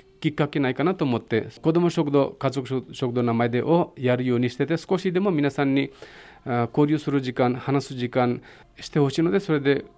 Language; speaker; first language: Japanese; non-native, fluent; Hindi